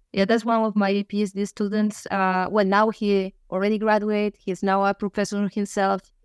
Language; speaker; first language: English; non-native, fluent; Galician